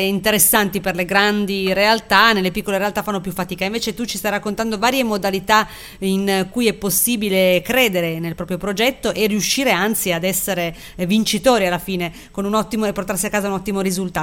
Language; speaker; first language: Italian; native; Italian